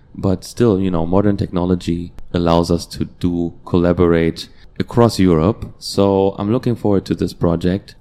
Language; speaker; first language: English; non-native, fluent; Hungarian